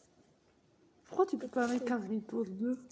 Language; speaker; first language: French; native; French